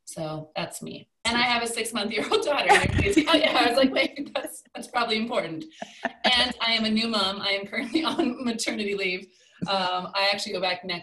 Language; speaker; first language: English; native; English